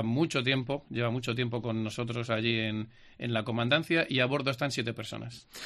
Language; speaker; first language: Spanish; native; Spanish